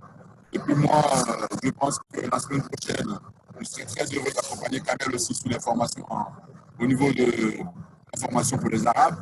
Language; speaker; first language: French; native; French